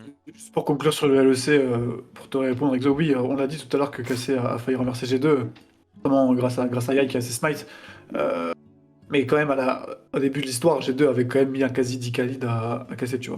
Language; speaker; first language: French; native; French